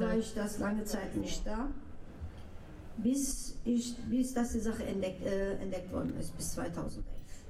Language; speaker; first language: German; non-native, local second language; Turkish